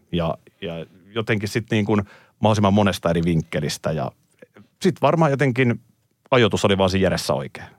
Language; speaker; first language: Finnish; native; Finnish